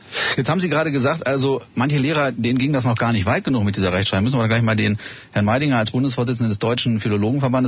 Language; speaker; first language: German; native; German